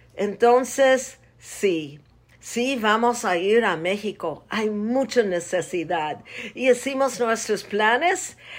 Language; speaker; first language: Spanish; non-native, fluent; English